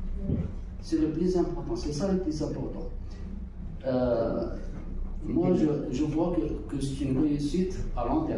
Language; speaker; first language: French; non-native, local second language; Arabic